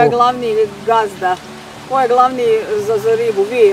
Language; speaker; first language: Croatian; native; Croatian